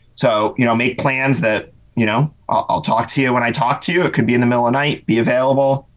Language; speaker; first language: English; native; English